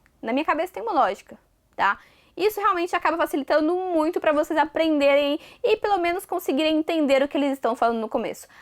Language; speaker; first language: Portuguese; native; Portuguese